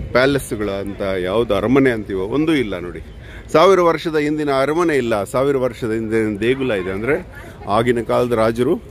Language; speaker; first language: Kannada; native; Kannada